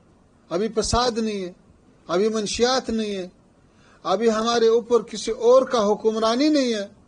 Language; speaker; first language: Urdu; non-native, fluent; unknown